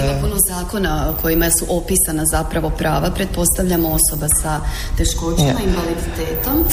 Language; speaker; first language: Croatian; native; Croatian